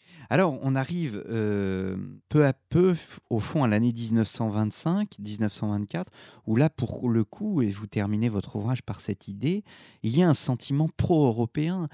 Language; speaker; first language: French; native; French